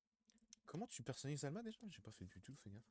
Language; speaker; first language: French; native; French